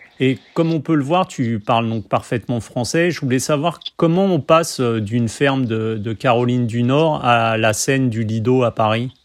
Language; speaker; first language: French; native; French